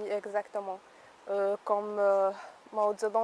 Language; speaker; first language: French; non-native, local second language; Arabic